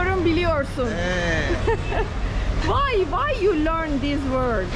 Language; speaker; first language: English; non-native, learner; Turkish